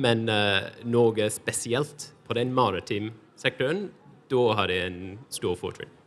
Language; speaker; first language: Norwegian; non-native, fluent; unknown